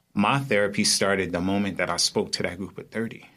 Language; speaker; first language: English; native; English